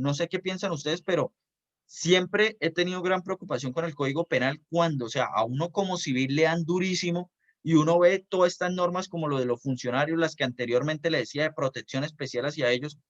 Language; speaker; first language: Spanish; native; Spanish